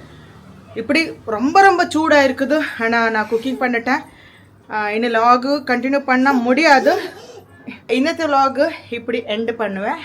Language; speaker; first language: Tamil; non-native, learner; Malayalam